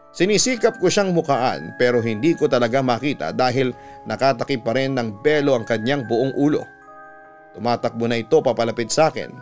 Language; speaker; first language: Filipino; native; Filipino